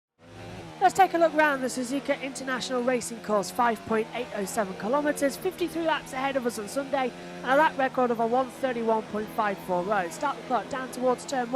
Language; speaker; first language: English; native; English